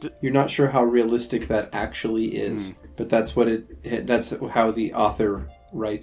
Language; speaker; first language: English; native; English